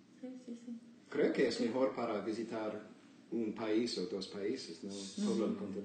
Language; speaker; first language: Spanish; non-native, learner; English